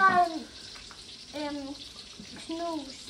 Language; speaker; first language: Danish; native; Danish